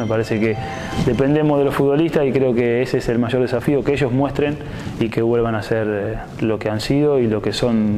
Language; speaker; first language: Spanish; native; Spanish